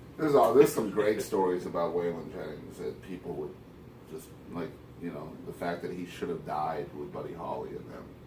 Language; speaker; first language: English; native; English